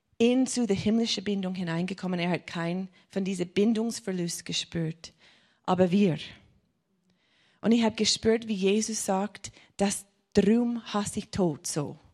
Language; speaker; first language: German; non-native, fluent; English